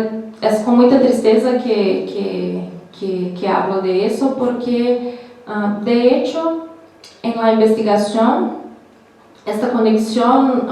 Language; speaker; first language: Spanish; non-native, learner; Portuguese